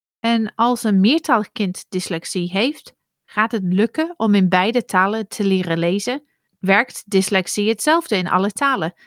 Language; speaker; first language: Dutch; non-native, fluent; English